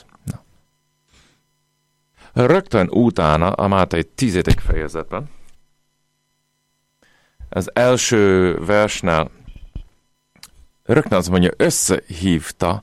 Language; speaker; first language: Hungarian; non-native, fluent; English